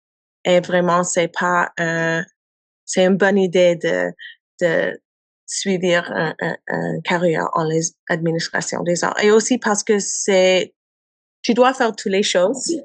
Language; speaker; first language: French; non-native, learner; English